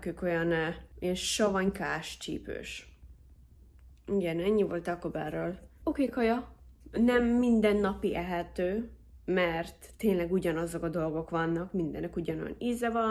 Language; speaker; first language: Hungarian; non-native, fluent; English